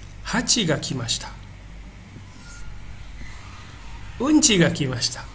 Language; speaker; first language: Japanese; non-native, fluent; Indonesian